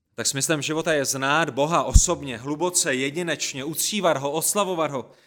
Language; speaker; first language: Czech; native; Czech